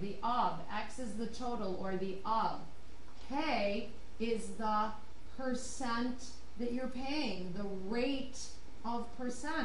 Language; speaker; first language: English; native; English